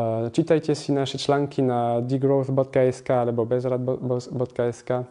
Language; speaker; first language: Slovak; non-native, fluent; French